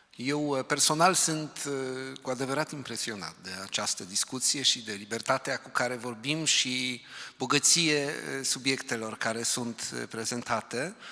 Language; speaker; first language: Romanian; non-native, fluent; Polish